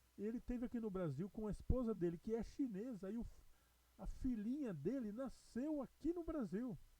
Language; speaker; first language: Portuguese; native; Portuguese